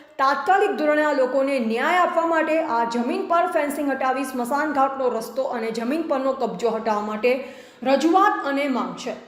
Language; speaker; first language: Gujarati; native; Gujarati